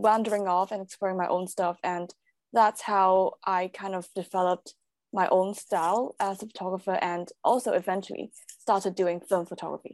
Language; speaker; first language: English; non-native, local second language; Cantonese